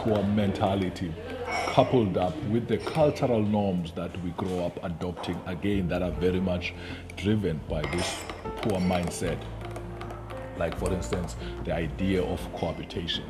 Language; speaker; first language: English; non-native, local second language; Xhosa